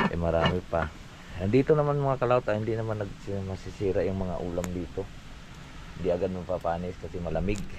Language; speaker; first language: Filipino; non-native, local second language; Cebuano